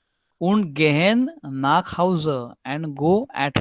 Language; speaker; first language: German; non-native, fluent; Hindi